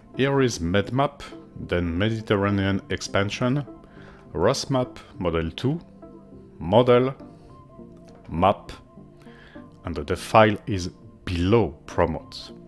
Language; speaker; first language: English; non-native, fluent; French